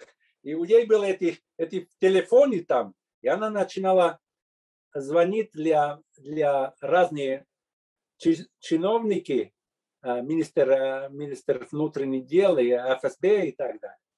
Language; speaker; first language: Russian; non-native, fluent; Finnish